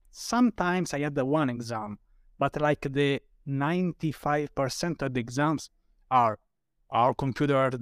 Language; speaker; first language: English; non-native, fluent; Italian